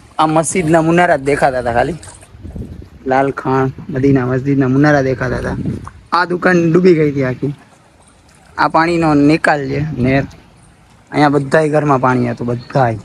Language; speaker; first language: Gujarati; native; Gujarati